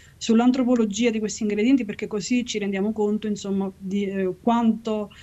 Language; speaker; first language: Italian; native; Italian